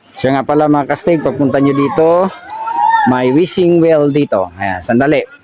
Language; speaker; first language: Filipino; non-native, local second language; Cebuano